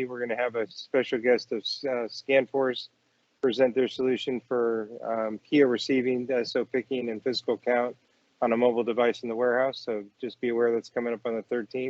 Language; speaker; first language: English; native; English